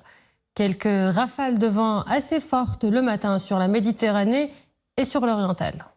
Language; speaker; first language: French; non-native, local second language; Arabic